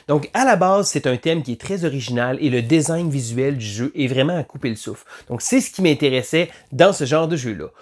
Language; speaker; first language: French; native; French